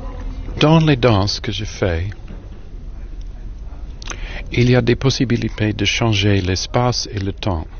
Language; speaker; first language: French; non-native, fluent; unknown